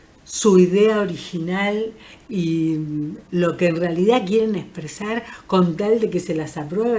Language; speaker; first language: Spanish; native; Spanish